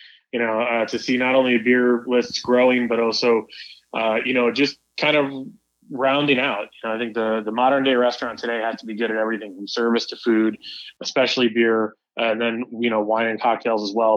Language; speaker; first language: English; native; English